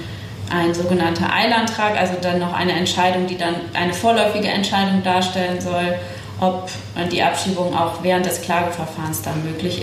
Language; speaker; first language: German; native; German